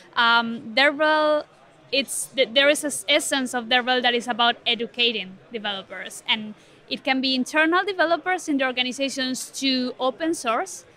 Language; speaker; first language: English; non-native, fluent; Spanish